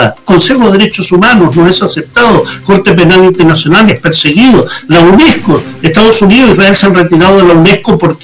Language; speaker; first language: Spanish; native; Spanish